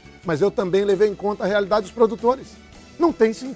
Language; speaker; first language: Portuguese; native; Portuguese